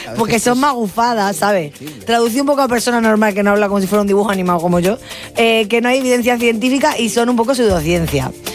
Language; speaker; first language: Spanish; native; Spanish